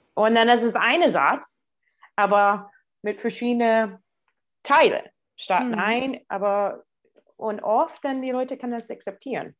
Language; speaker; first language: German; non-native, fluent; English